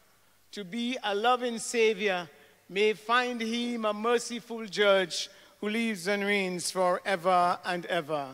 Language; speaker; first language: English; native; English